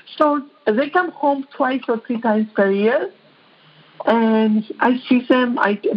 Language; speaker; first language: English; non-native, fluent; Georgian